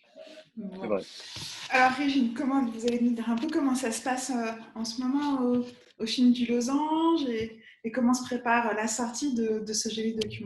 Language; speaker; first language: French; native; French